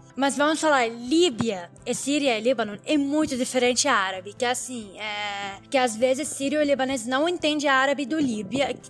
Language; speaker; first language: Portuguese; non-native, learner; Arabic